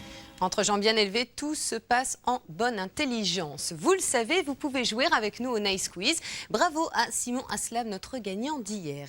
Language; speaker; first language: French; native; French